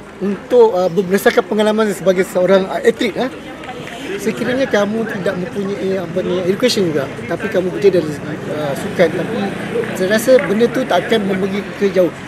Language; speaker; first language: Malay; native; Malay